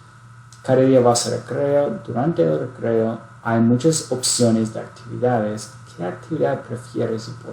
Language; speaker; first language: Spanish; non-native, fluent; English